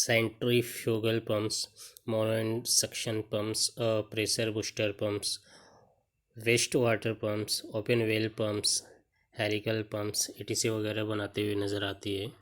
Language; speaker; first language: Hindi; native; Hindi